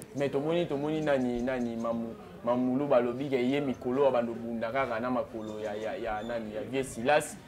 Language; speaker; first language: Lingala; native; Lingala